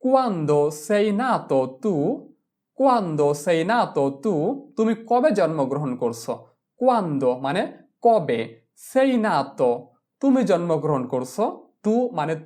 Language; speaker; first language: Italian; non-native, fluent; Bangla